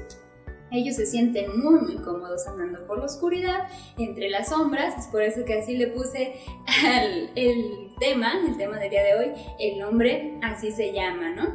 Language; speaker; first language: Spanish; native; Spanish